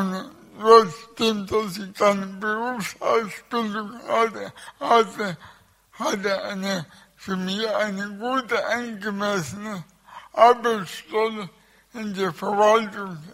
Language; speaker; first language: German; early bilingual, other home language; Russian